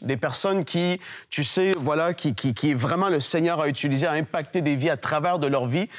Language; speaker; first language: French; native; French